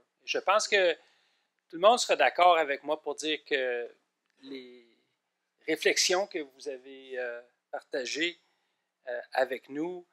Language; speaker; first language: French; native; French